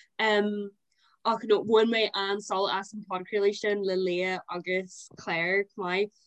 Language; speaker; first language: Irish; non-native, local second language; English